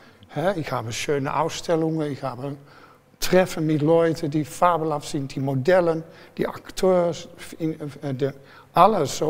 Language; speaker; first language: German; non-native, fluent; Dutch